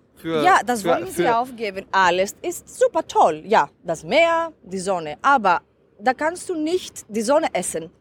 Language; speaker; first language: German; non-native, fluent; Greek